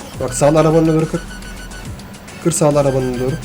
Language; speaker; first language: Turkish; native; Turkish